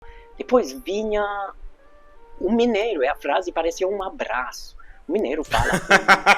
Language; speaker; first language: Portuguese; non-native, fluent; Hungarian